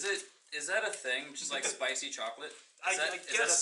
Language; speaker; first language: English; native; English